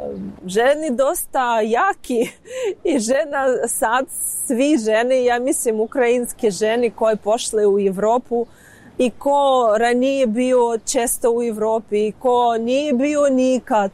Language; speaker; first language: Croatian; non-native, learner; Ukrainian